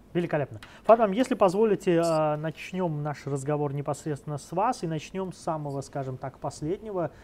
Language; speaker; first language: Russian; non-native, local second language; Azerbaijani